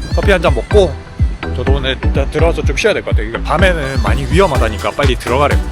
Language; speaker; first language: Korean; native; Korean